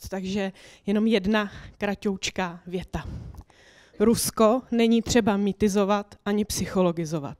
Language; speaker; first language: Czech; native; Czech